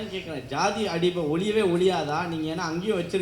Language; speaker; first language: Tamil; native; Tamil